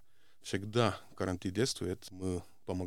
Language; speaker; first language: Russian; non-native, local second language; Estonian